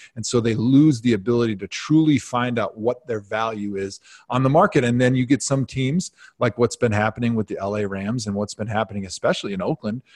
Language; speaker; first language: English; native; English